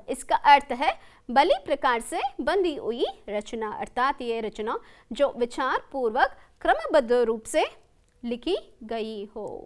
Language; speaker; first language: Hindi; non-native, local second language; Kannada